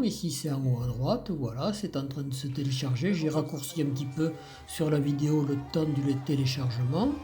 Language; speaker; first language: French; native; French